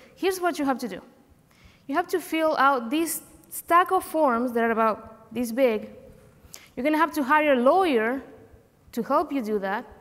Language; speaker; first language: English; non-native, fluent; Spanish